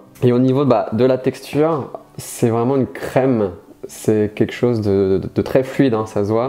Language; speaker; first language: French; native; French